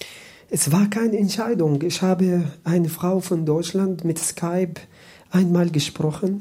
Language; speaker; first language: German; non-native, learner; Arabic